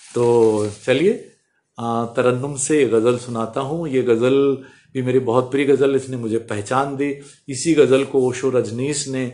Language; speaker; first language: Hindi; native; Hindi